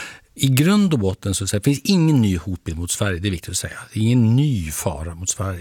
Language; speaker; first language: Swedish; native; Swedish